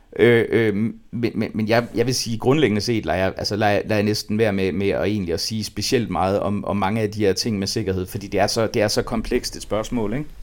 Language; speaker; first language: Danish; native; Danish